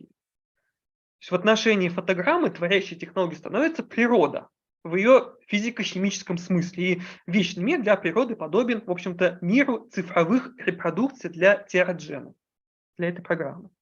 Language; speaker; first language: Russian; native; Russian